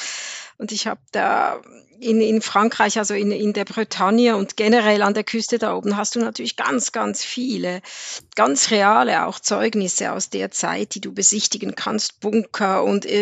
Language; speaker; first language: German; native; German